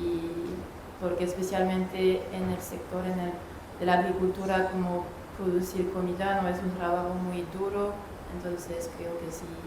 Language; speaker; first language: Spanish; non-native, learner; French